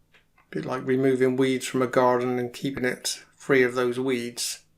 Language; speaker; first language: English; native; English